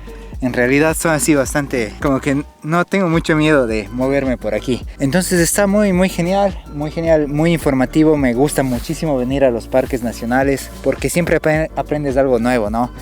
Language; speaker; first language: Spanish; native; Spanish